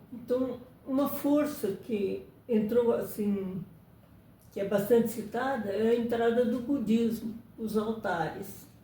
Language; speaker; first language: Portuguese; early bilingual, other home language; Japanese